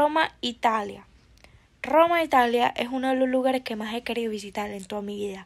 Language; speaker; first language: Spanish; early bilingual, heritage; Spanish